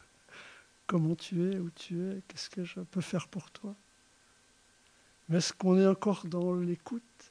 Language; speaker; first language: French; native; French